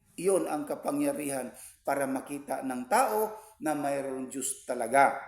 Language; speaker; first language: Filipino; non-native, local second language; Cebuano